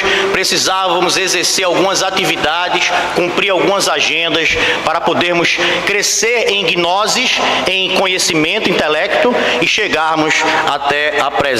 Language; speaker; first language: Portuguese; native; Portuguese